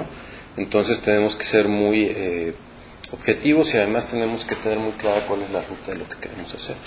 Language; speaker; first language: Spanish; native; Spanish